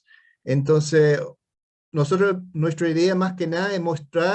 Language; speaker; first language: Spanish; non-native, fluent; English